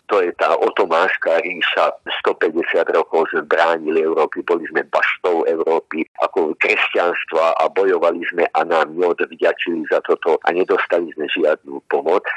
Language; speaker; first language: Slovak; non-native, local second language; Hungarian